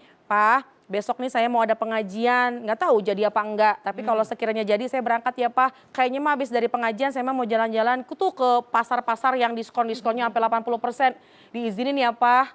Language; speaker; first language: Indonesian; native; Indonesian